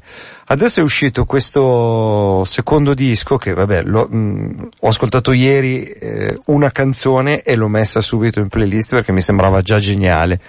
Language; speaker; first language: Italian; native; Italian